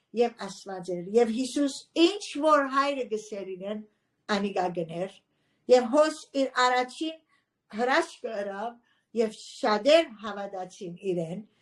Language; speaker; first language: Armenian; early bilingual, heritage; Armenian